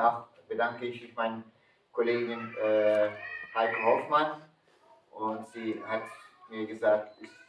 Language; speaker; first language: German; early bilingual, other home language; Turkish